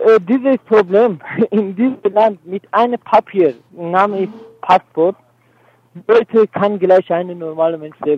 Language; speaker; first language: German; non-native, learner; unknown